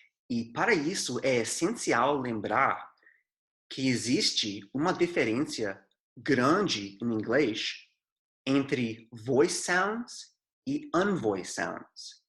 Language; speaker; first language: Portuguese; non-native, fluent; English